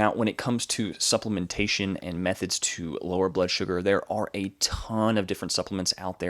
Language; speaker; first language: English; native; English